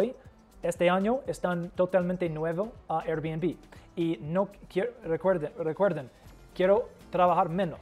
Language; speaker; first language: Spanish; non-native, fluent; English